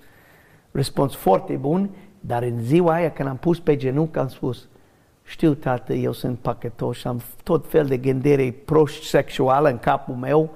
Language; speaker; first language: Romanian; non-native, learner; English